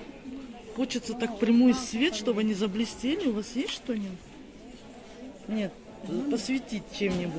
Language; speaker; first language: Russian; native; Russian